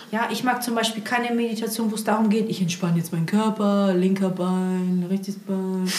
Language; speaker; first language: German; early bilingual, other home language; Portuguese